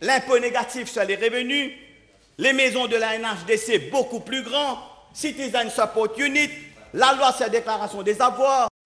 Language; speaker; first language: French; non-native, local second language; Morisyen